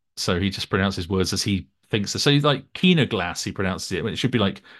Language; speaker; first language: English; native; English